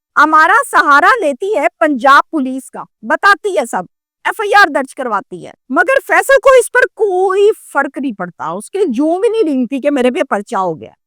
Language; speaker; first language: Urdu; native; Urdu